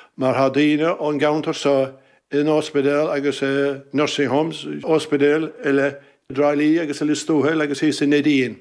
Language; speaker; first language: Irish; native; Irish